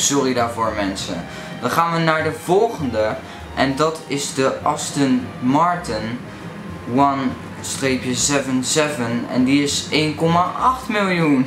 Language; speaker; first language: Dutch; native; Dutch